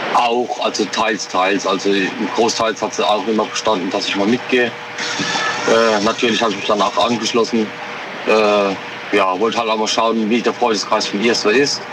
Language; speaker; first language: German; native; German